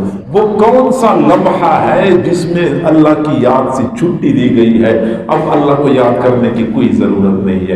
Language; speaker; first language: Urdu; native; Urdu